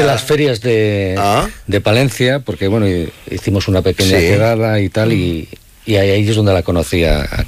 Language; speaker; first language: Spanish; native; Spanish